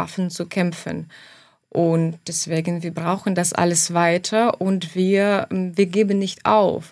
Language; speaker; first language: German; non-native, fluent; Ukrainian